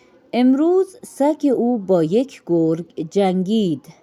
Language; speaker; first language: Persian; non-native, fluent; Urdu